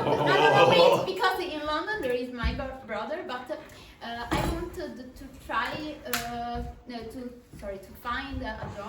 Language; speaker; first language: English; non-native, learner; Italian